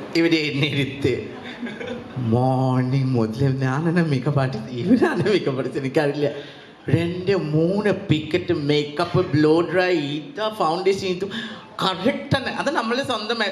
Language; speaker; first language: Malayalam; non-native, learner; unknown